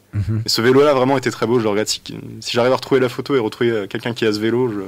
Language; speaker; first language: French; native; French